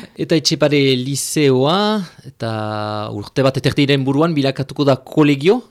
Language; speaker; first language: Basque; native; Basque